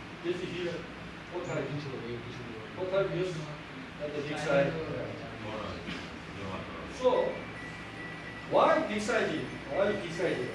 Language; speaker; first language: English; non-native, learner; Korean